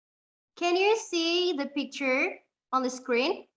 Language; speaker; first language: English; non-native, fluent; Indonesian